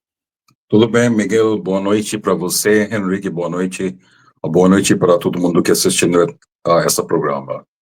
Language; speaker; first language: Portuguese; non-native, fluent; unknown